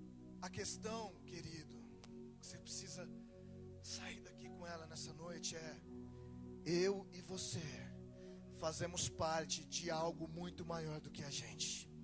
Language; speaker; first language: Portuguese; native; Portuguese